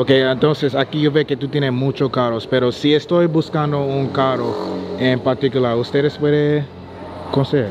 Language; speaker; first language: Spanish; non-native, learner; English